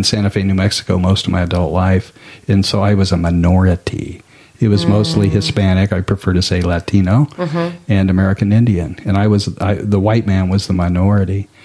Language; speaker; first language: English; native; English